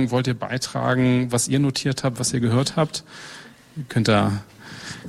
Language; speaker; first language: German; native; German